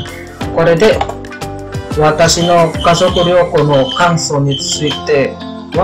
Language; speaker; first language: Japanese; non-native, learner; Indonesian